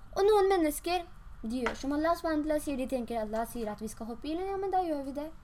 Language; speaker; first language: Norwegian; early bilingual, other home language; Urdu